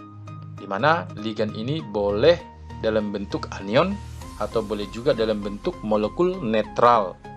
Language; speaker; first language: Indonesian; native; Indonesian